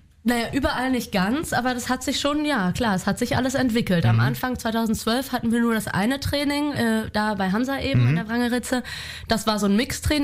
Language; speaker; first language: German; native; German